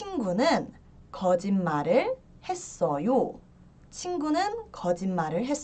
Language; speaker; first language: Korean; early bilingual, heritage; Korean